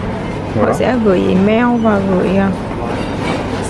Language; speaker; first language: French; non-native, learner; Vietnamese